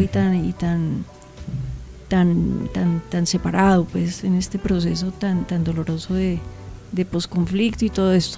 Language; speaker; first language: Spanish; native; Spanish